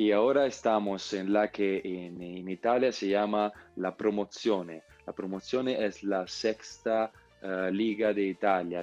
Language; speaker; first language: Spanish; non-native, fluent; Italian